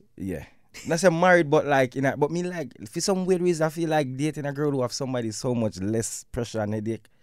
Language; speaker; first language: English; non-native, local second language; Jamaican Creole English